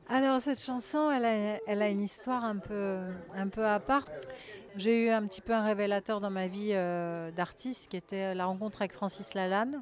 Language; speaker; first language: French; native; French